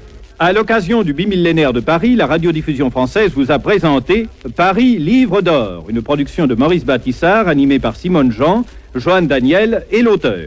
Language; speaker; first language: French; native; French